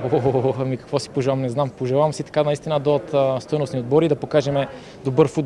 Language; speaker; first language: Bulgarian; native; Bulgarian